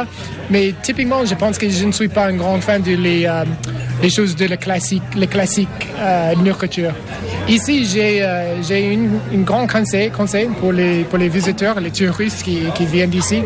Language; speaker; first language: French; non-native, learner; English